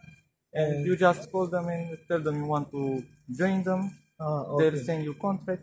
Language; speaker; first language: English; non-native, fluent; Romanian